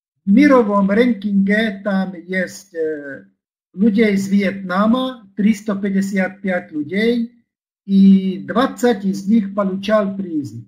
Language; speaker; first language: Russian; non-native, learner; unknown